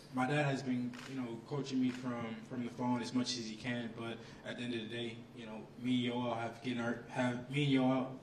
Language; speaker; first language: English; native; English